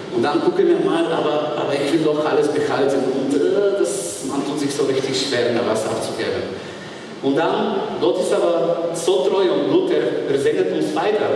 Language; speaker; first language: German; non-native, fluent; Bulgarian